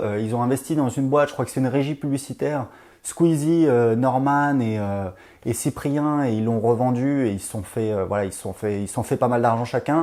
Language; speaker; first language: French; native; French